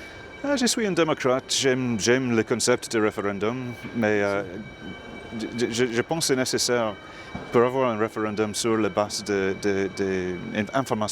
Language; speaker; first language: French; non-native, fluent; English